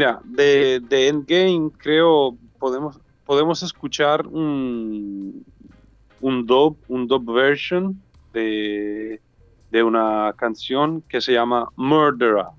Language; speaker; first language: Spanish; non-native, learner; Italian